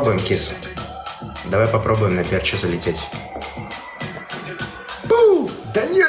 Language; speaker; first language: Russian; native; Russian